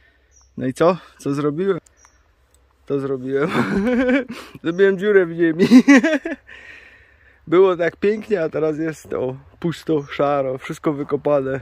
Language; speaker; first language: Polish; native; Polish